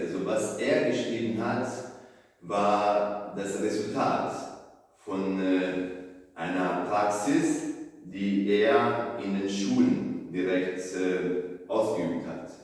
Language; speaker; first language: German; non-native, fluent; Italian